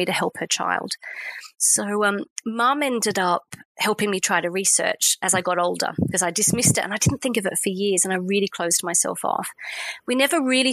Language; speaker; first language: English; native; English